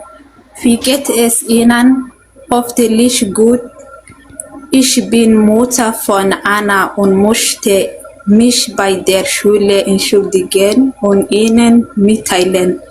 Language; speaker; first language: German; non-native, learner; Somali